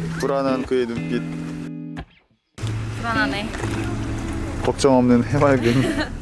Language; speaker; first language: Korean; native; Korean